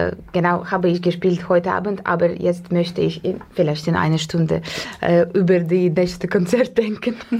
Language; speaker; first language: German; non-native, learner; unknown